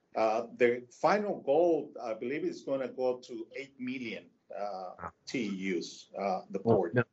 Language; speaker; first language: English; non-native, fluent; Spanish